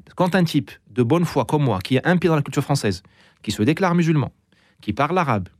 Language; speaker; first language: French; non-native, local second language; Arabic